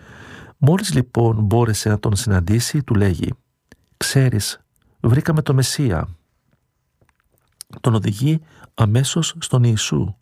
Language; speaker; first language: Greek; native; Greek